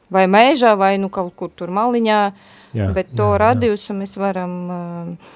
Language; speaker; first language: Latvian; non-native, local second language; Russian